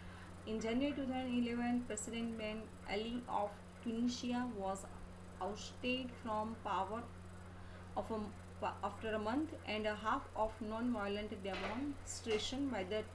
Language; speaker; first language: English; non-native, local second language; Gujarati